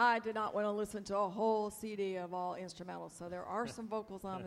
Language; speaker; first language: English; native; English